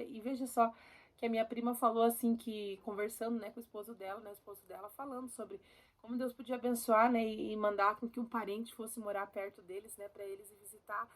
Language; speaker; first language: Portuguese; native; Portuguese